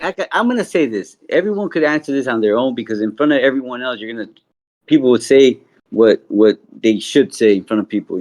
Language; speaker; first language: English; native; English